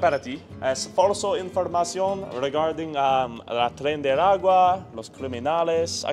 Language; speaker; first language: Spanish; non-native, learner; English